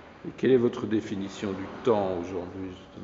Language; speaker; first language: French; native; French